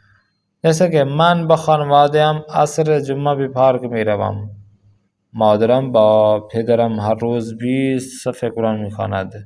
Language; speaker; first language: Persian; non-native, fluent; Urdu